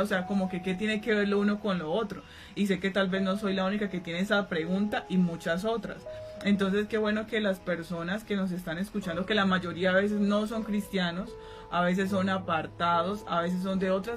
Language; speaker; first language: Spanish; native; Spanish